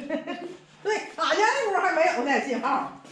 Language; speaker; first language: Chinese; native; Chinese